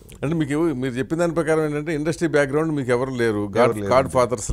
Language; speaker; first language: Telugu; native; Telugu